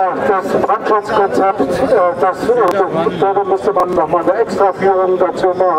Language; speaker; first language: German; native; German